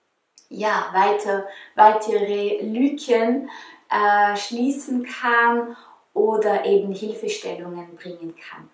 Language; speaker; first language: German; non-native, fluent; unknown